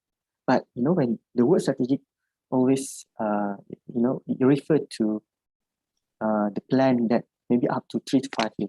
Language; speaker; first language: English; non-native, fluent; Malay